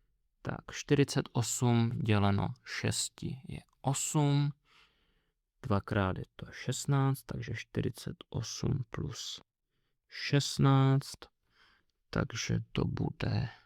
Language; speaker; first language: Czech; native; Czech